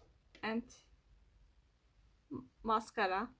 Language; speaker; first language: English; non-native, learner; Turkish